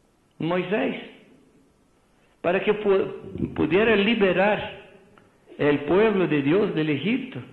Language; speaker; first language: Spanish; non-native, fluent; Portuguese